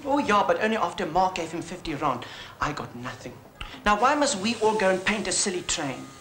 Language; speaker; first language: English; non-native, local second language; Afrikaans